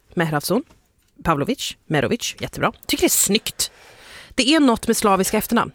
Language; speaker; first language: Swedish; early bilingual, other home language; Persian